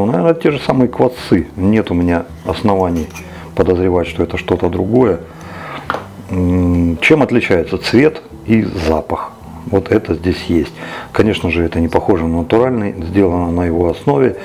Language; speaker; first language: Russian; native; Russian